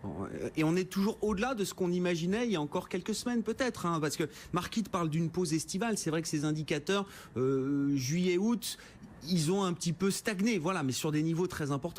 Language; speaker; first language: French; native; French